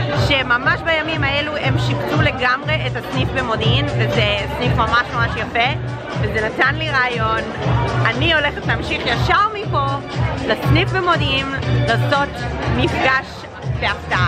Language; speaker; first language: Hebrew; native; Hebrew